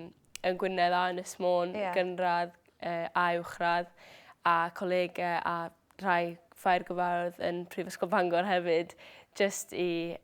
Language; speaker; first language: Welsh; native; Welsh